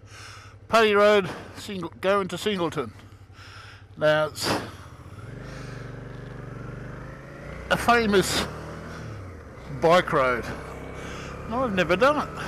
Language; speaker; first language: English; native; English